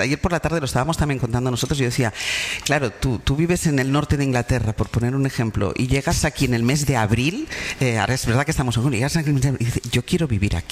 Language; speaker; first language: Spanish; native; Spanish